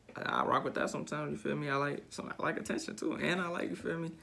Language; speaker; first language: English; native; English